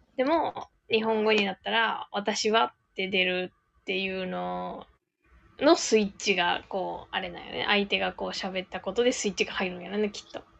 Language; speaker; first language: Japanese; native; Japanese